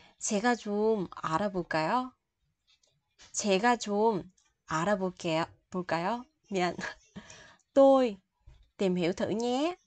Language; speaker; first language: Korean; non-native, fluent; Vietnamese